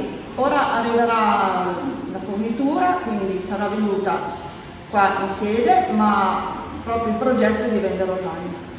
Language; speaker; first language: Italian; native; Italian